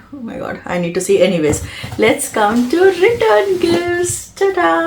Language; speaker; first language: English; non-native, local second language; Telugu